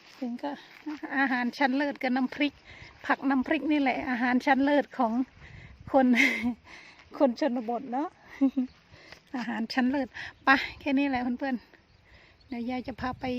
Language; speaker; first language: Thai; native; Thai